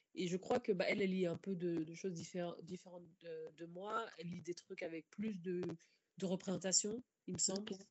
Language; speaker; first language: French; native; French